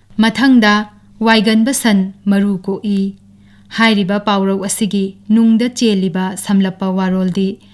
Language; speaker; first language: Manipuri; native; Manipuri